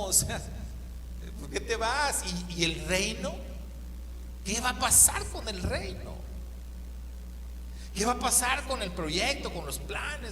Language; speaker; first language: Spanish; native; Spanish